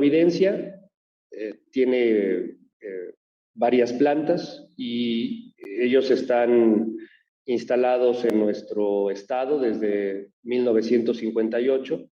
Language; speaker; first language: Spanish; native; Spanish